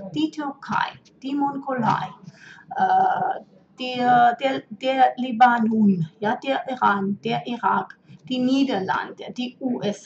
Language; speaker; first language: German; non-native, fluent; Russian